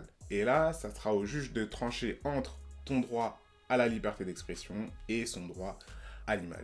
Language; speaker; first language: French; native; French